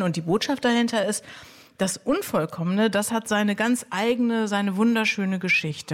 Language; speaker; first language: German; native; German